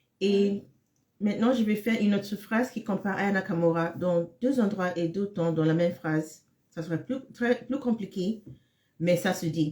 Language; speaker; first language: French; non-native, fluent; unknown